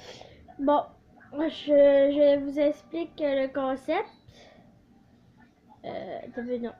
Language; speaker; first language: French; native; French